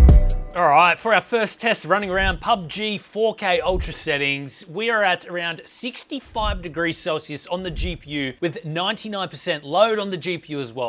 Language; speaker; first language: English; native; English